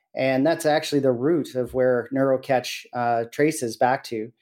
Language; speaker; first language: English; native; English